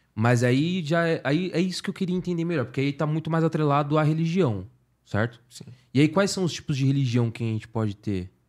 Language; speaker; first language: Portuguese; native; Portuguese